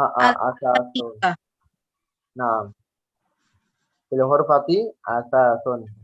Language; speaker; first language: Arabic; non-native, fluent; Indonesian